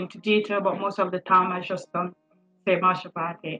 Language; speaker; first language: English; non-native, local second language; French